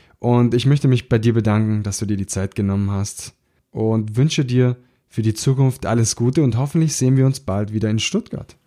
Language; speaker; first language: German; early bilingual, other home language; Italian